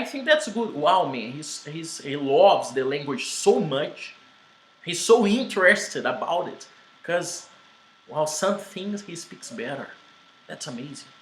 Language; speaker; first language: English; non-native, fluent; Portuguese